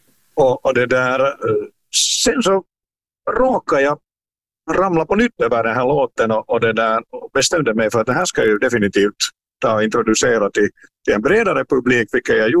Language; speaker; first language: Swedish; native; Swedish